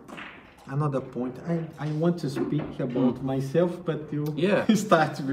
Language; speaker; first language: English; non-native, learner; Portuguese